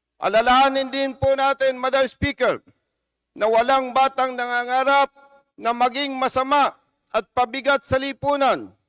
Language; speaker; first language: Filipino; native; Filipino